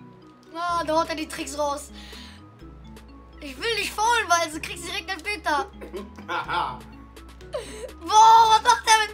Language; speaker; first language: German; native; German